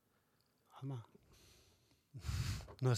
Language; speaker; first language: Catalan; non-native, learner; Arabic